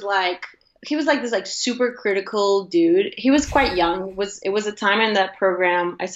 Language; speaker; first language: English; non-native, fluent; Portuguese